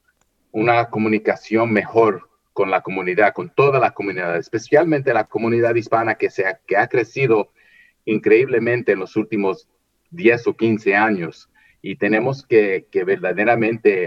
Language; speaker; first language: Spanish; early bilingual, heritage; Spanish